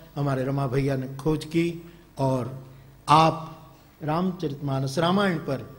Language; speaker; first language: Hindi; non-native, local second language; Gujarati